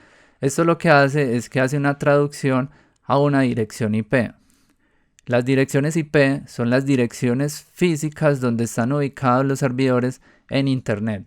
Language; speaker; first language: Spanish; native; Spanish